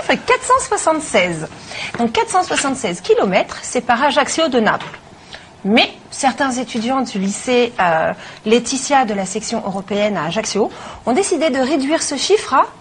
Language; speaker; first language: French; native; French